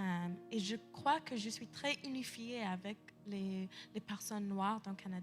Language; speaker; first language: French; early bilingual, heritage; English